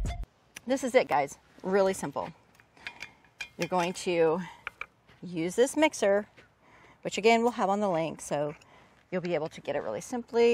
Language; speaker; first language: English; native; English